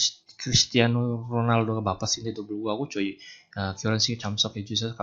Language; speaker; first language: Korean; non-native, fluent; Indonesian